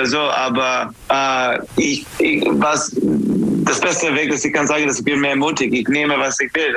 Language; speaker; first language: German; non-native, fluent; English